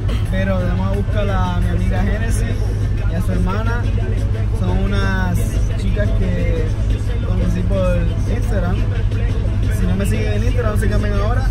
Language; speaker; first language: Spanish; native; Spanish